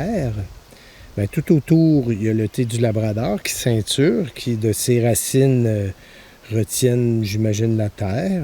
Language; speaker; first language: French; native; French